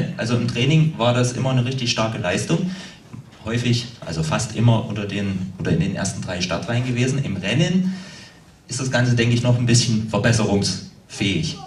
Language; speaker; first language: German; native; German